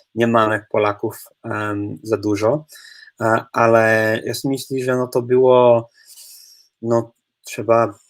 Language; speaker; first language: Polish; non-native, fluent; English